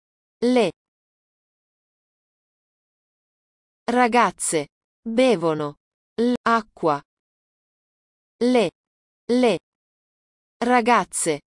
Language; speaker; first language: Italian; non-native, learner; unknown